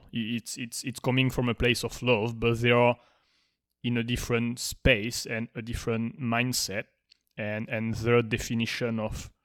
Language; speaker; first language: English; non-native, fluent; Spanish